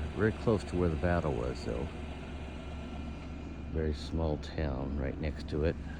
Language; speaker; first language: English; native; English